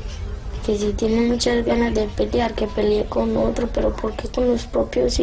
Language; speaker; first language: Spanish; native; Spanish